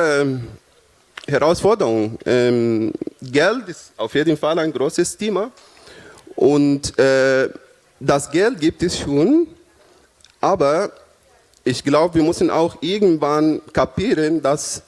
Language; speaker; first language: German; non-native, fluent; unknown